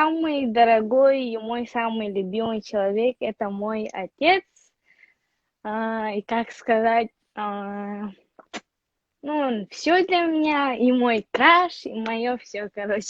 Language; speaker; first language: Russian; non-native, local second language; Yakut